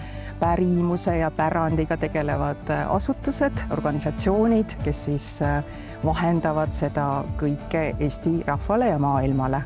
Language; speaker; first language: Estonian; native; Estonian